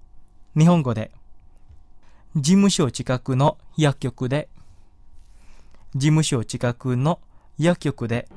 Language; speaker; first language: Japanese; non-native, fluent; Indonesian